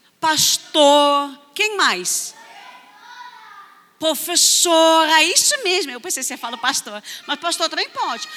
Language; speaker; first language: Portuguese; non-native, fluent; Dutch